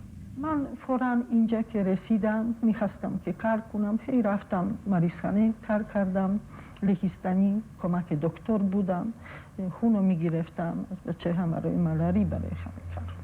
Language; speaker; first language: Persian; non-native, fluent; Polish